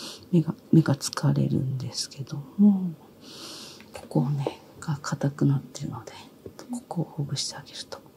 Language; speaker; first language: Japanese; native; Japanese